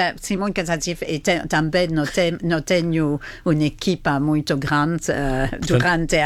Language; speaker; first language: Portuguese; non-native, fluent; French